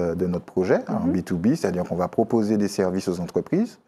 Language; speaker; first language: French; native; French